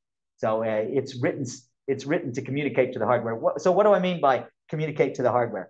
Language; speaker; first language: English; native; English